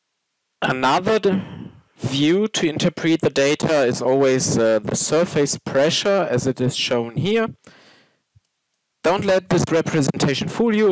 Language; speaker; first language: English; non-native, fluent; German